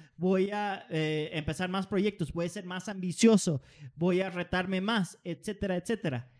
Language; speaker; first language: Spanish; non-native, fluent; Danish